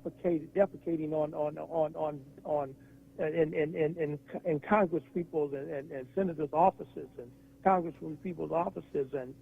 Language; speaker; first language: English; native; English